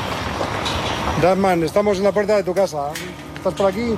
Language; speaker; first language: Spanish; native; Spanish